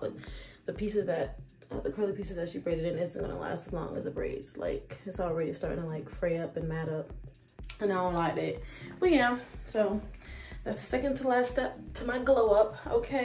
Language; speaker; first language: English; native; English